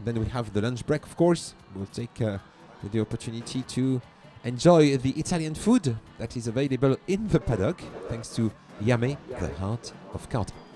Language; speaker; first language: English; non-native, fluent; French